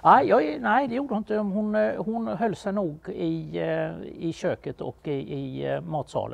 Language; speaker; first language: Swedish; native; Swedish